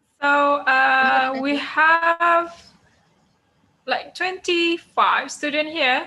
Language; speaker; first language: English; non-native, fluent; Indonesian